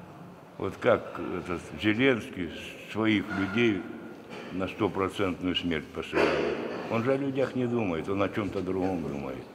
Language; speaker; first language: Russian; native; Russian